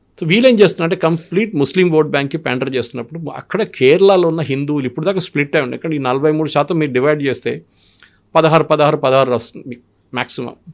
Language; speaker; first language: Telugu; non-native, local second language; Malayalam